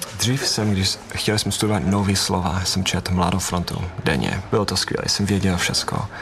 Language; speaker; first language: Czech; non-native, fluent; English